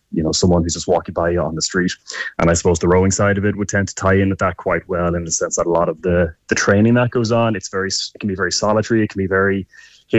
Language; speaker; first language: English; native; English